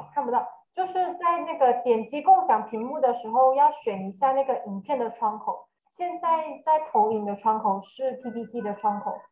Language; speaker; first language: Chinese; native; Chinese